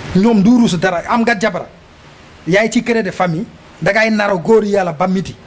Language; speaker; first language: Wolof; non-native, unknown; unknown